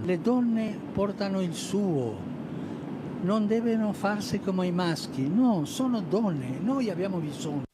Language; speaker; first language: Italian; non-native, fluent; Spanish